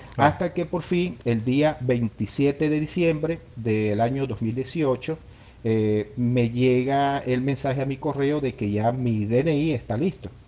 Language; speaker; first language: Spanish; native; Spanish